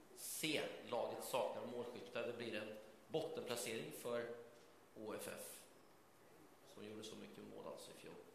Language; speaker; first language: Swedish; native; Swedish